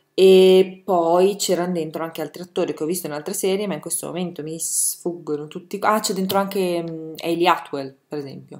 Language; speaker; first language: Italian; native; Italian